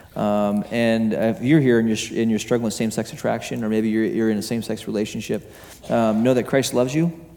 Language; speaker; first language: English; native; English